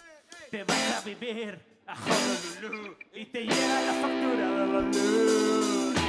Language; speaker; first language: Spanish; native; Spanish